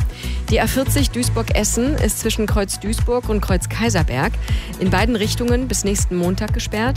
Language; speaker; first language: German; native; German